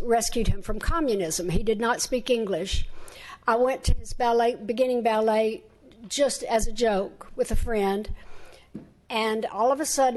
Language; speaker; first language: English; native; English